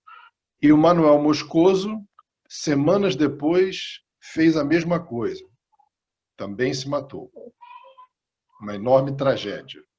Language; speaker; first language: Portuguese; non-native, fluent; Spanish